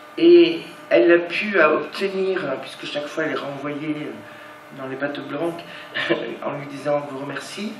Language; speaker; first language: French; native; French